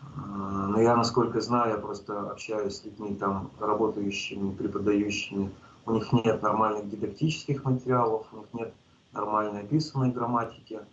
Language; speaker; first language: Russian; native; Russian